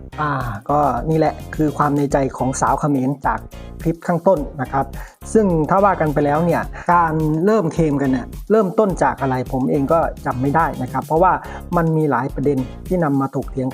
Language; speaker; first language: Thai; native; Thai